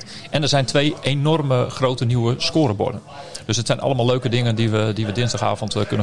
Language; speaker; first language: Dutch; native; Dutch